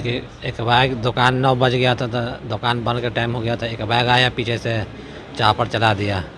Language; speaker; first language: Hindi; native; Hindi